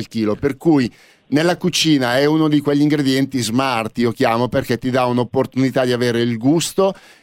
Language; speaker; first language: Italian; native; Italian